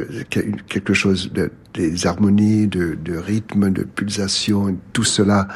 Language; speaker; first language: French; non-native, fluent; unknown